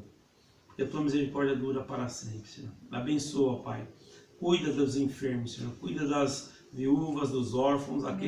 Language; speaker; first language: Portuguese; native; Portuguese